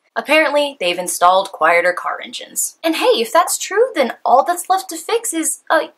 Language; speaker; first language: English; native; English